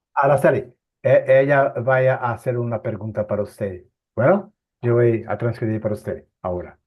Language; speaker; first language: Spanish; non-native, fluent; Portuguese